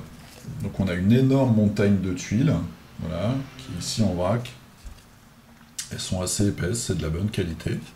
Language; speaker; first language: French; native; French